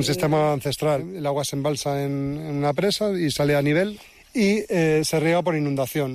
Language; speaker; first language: Spanish; native; Spanish